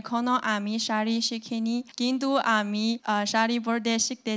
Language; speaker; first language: Bangla; non-native, learner; Chinese